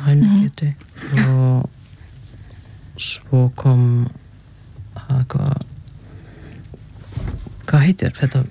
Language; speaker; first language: Icelandic; non-native, learner; Czech